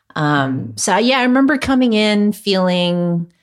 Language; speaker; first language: English; early bilingual, other home language; Cantonese